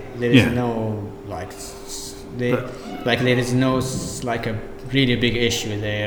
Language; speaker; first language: English; non-native, fluent; Arabic